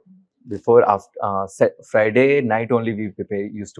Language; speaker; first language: Telugu; non-native, learner; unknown